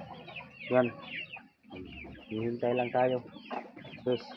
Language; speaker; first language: Filipino; native; Filipino